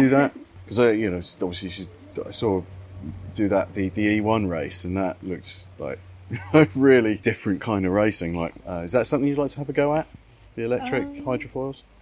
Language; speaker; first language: English; native; English